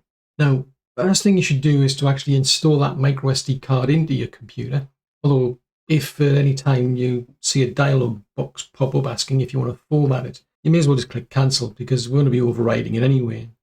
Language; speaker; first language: English; native; English